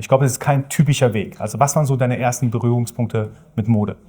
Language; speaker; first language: German; native; German